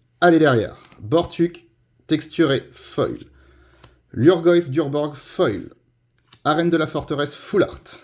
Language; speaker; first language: French; native; French